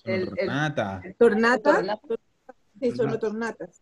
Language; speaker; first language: Italian; non-native, learner; Spanish